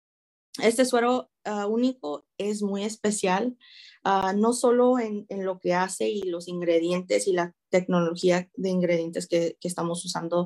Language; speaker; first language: Spanish; early bilingual, heritage; Spanish